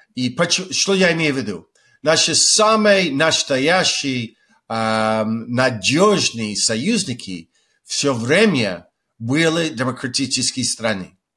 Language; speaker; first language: Russian; non-native, fluent; English